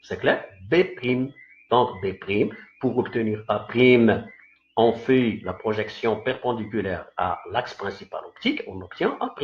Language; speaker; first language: French; non-native, local second language; Arabic